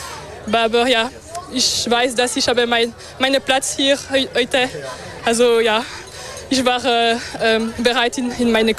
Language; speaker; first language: German; non-native, local second language; French